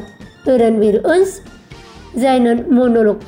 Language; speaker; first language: German; non-native, fluent; Indonesian